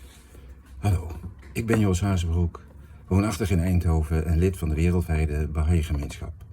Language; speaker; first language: Dutch; native; Dutch